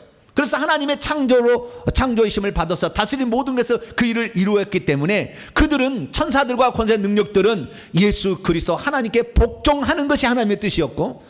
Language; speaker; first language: Korean; native; Korean